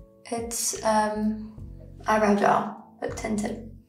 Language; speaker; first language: English; early bilingual, other home language; German